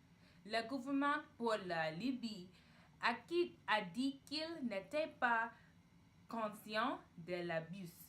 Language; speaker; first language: French; non-native, learner; English